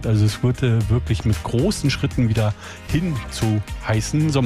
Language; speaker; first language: German; native; German